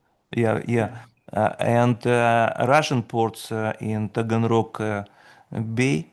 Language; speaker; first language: English; non-native, fluent; Russian